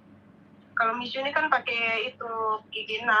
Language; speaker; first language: Indonesian; native; Indonesian